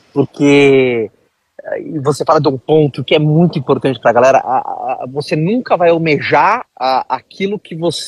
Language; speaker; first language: Portuguese; native; Portuguese